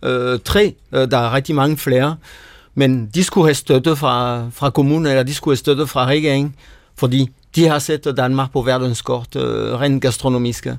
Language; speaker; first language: Danish; non-native, fluent; French